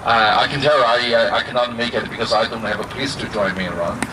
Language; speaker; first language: English; non-native, fluent; Chinese